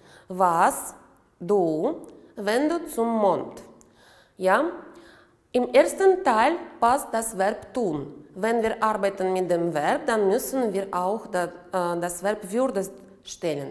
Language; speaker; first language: German; non-native, fluent; Uzbek